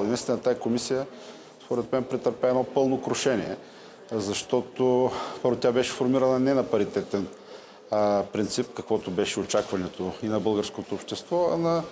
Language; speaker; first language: Bulgarian; native; Bulgarian